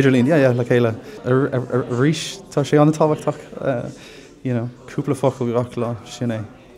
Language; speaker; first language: Irish; non-native, local second language; English